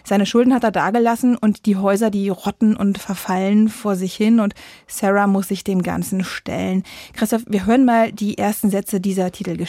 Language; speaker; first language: German; native; German